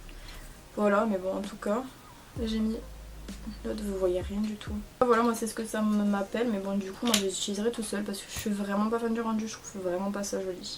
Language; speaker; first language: French; native; French